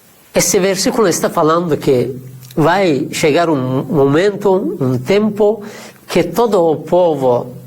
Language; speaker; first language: Portuguese; non-native, fluent; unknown